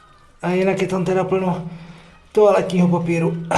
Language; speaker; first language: Czech; native; Czech